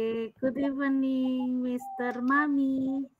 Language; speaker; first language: English; non-native, learner; Indonesian